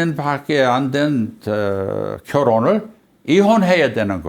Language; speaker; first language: Korean; non-native, fluent; English